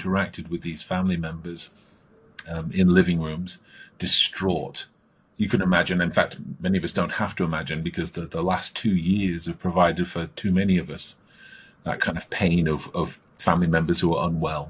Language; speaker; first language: English; native; English